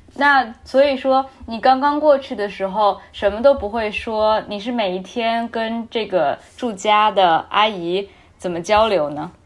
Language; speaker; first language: Chinese; native; Chinese